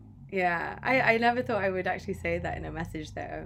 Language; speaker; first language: English; native; English